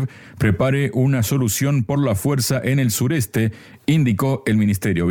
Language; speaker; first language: Spanish; native; Spanish